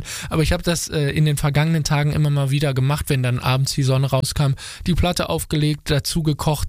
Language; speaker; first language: German; native; German